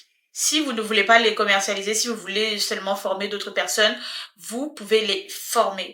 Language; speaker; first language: French; native; French